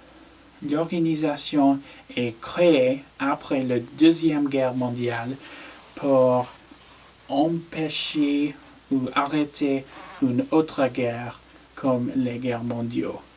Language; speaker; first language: French; non-native, learner; English